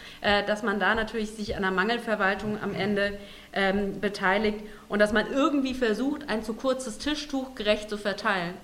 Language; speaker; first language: German; native; German